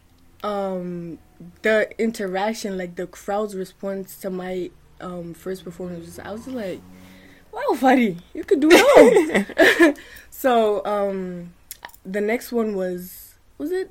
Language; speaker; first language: English; non-native, fluent; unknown